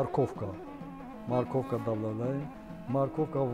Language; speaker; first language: Russian; non-native, learner; Tajik